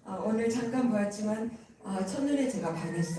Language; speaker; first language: Korean; native; Korean